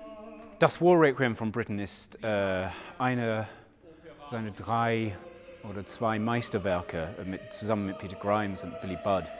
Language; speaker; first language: German; non-native, fluent; English